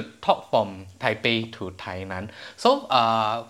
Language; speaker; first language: English; non-native, local second language; Chinese